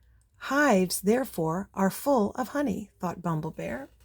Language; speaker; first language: English; native; English